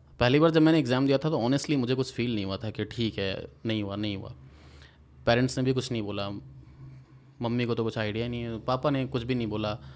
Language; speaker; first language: Hindi; native; Hindi